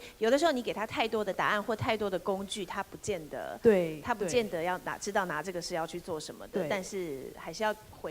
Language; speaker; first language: Chinese; native; Chinese